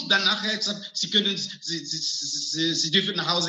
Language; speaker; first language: German; non-native, fluent; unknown